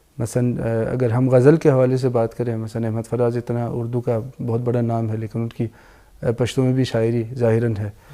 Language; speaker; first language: Urdu; non-native, fluent; Persian